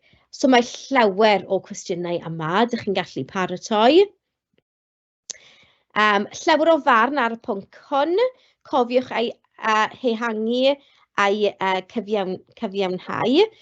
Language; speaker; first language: Welsh; non-native, local second language; English